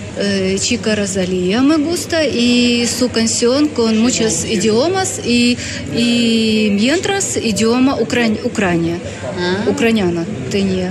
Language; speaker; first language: Spanish; non-native, learner; Ukrainian